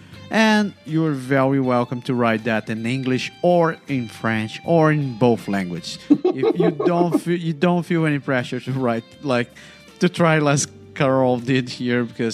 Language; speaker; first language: English; non-native, fluent; Portuguese